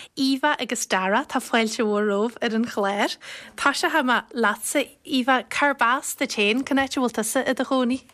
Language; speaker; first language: Irish; native; Irish